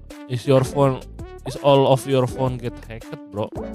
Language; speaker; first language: English; non-native, learner; Indonesian